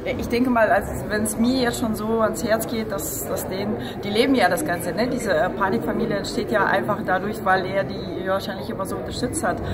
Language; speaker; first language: German; non-native, fluent; Russian